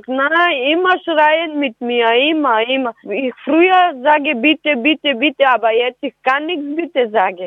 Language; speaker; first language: German; non-native, learner; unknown